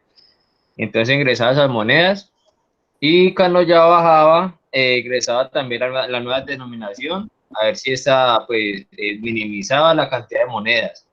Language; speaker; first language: Spanish; native; Spanish